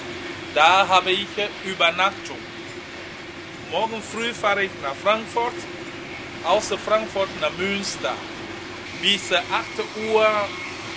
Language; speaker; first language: German; non-native, fluent; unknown